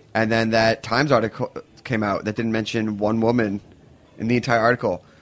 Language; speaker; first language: English; native; English